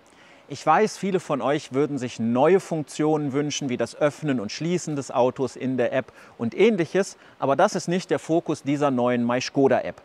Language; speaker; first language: German; native; German